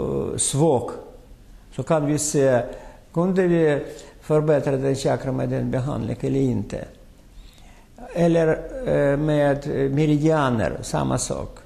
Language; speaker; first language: Swedish; non-native, fluent; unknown